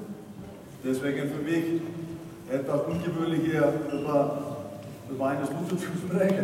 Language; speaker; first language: German; non-native, fluent; Icelandic